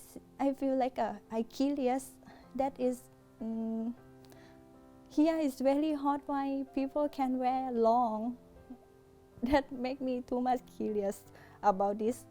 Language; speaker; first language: English; non-native, learner; Thai